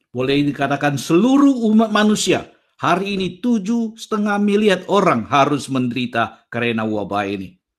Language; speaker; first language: Indonesian; native; Indonesian